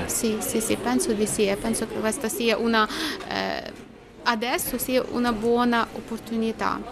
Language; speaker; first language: Italian; non-native, learner; Ukrainian